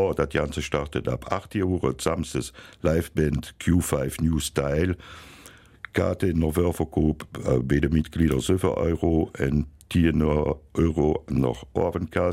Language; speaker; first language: German; native; German